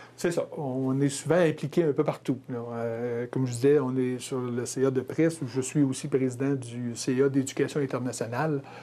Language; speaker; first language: French; native; French